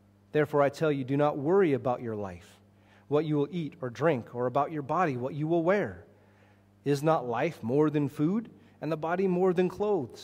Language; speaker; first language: English; native; English